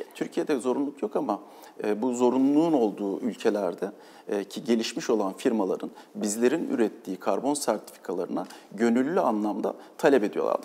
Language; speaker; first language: Turkish; native; Turkish